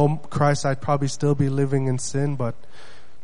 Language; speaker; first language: English; early bilingual, other home language; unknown